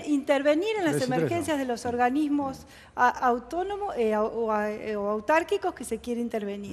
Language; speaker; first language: Spanish; native; Spanish